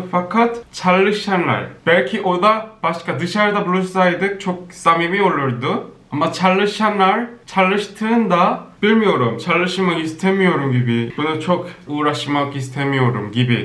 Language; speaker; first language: Turkish; non-native, learner; Korean